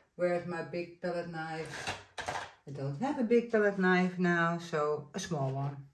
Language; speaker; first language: English; non-native, fluent; Dutch